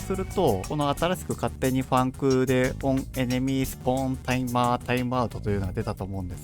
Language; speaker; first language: Japanese; native; Japanese